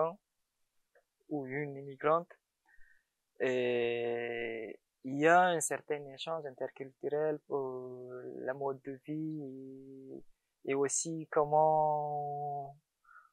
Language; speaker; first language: French; non-native, local second language; Malagasy